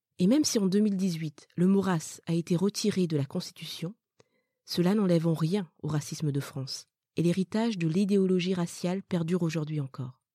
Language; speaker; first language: French; early bilingual, other home language; Malagasy